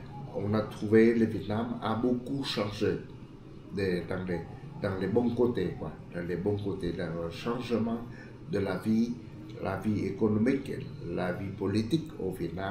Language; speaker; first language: French; non-native, fluent; Vietnamese